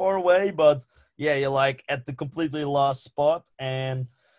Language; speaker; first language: English; non-native, fluent; Western Frisian